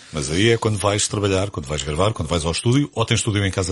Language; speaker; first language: Portuguese; native; Portuguese